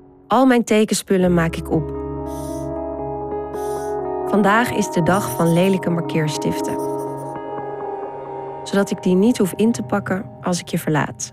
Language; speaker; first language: Dutch; native; Dutch